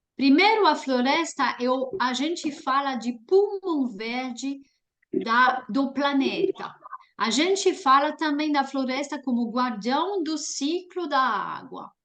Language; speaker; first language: Portuguese; non-native, fluent; French